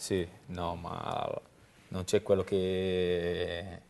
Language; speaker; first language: Italian; non-native, learner; Portuguese